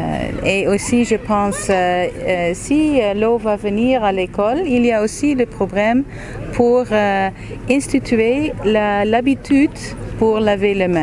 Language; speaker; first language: French; non-native, fluent; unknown